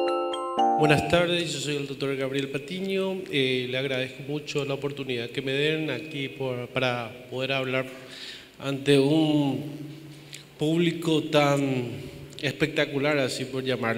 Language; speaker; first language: Spanish; native; Spanish